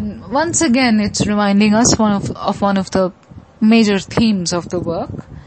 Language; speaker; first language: English; non-native, local second language; Bangla